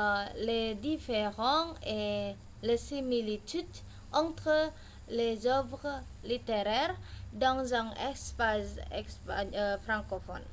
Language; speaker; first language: French; non-native, learner; Indonesian